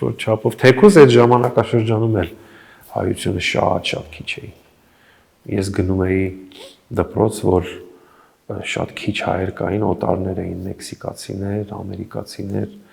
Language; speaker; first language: Armenian; early bilingual, heritage; Armenian